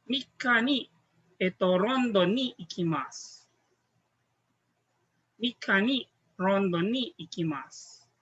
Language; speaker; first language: Japanese; non-native, fluent; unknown